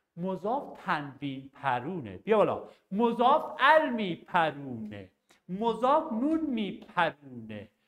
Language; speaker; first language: Persian; non-native, local second language; Arabic